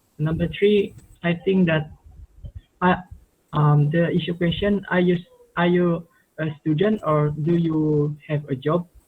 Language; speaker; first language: English; non-native, local second language; Malay